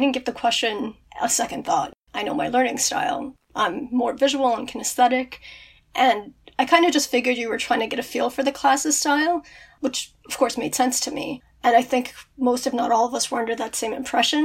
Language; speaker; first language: English; native; English